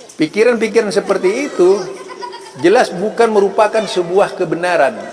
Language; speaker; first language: Indonesian; non-native, local second language; Madurese